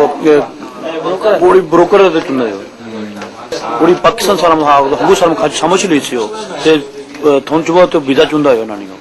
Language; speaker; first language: Korean; non-native, learner; Urdu